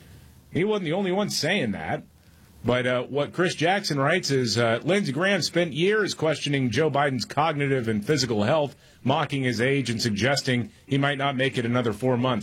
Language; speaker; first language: English; native; English